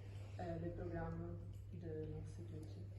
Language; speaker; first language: French; non-native, learner; Italian